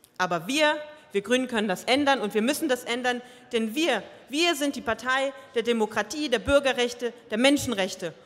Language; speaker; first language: German; early bilingual, other home language; Croatian